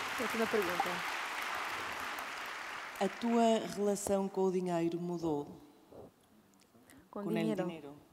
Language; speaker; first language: Spanish; non-native, learner; Portuguese